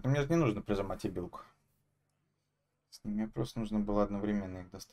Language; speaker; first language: Russian; native; Russian